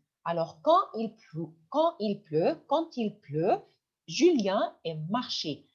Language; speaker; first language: French; non-native, fluent; Arabic